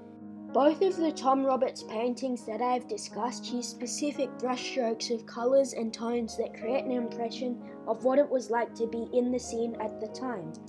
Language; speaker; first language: English; native; English